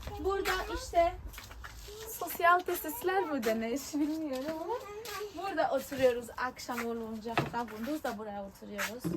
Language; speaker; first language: Turkish; non-native, fluent; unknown